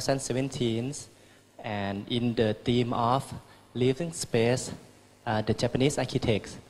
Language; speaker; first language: English; non-native, learner; Thai